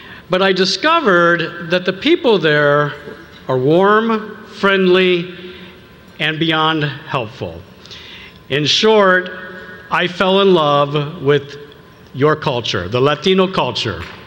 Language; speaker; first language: English; native; English